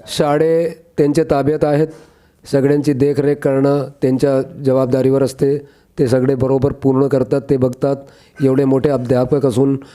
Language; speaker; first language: Marathi; non-native, local second language; Urdu